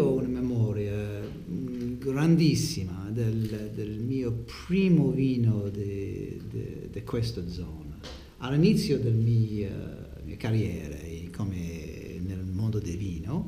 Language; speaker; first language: Italian; non-native, learner; English